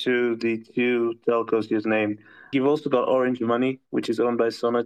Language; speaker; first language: English; non-native, local second language; Ganda